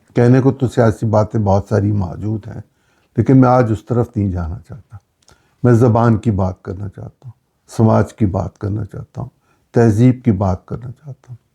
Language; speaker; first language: Urdu; non-native, local second language; Punjabi